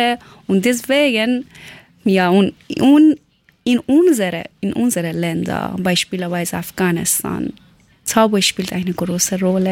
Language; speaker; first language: German; non-native, learner; Persian